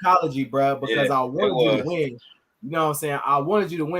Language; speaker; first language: English; native; English